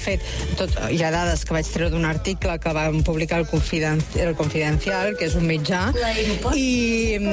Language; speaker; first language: Catalan; native; Catalan